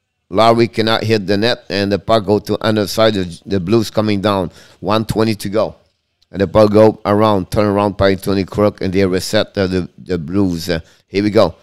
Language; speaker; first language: English; non-native, fluent; French